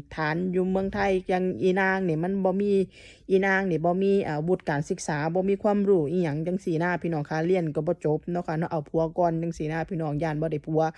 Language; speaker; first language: Thai; native; Thai